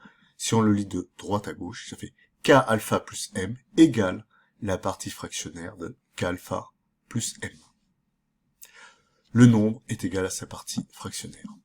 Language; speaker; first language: French; native; French